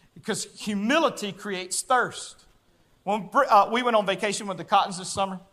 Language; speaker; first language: English; native; English